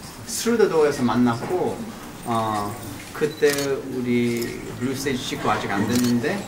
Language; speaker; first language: Korean; early bilingual, heritage; English